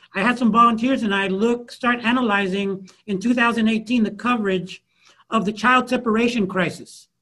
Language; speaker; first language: English; early bilingual, other home language; Spanish